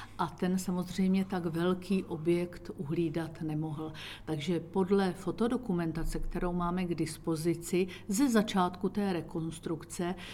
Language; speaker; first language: Czech; native; Czech